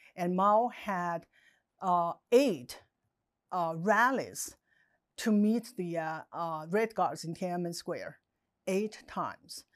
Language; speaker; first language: English; non-native, fluent; Chinese